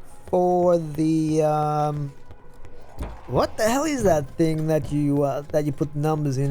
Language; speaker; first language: English; native; English